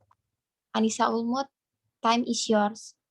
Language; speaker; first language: English; non-native, fluent; Indonesian